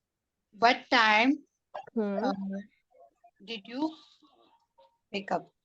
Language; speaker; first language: English; non-native, learner; Hindi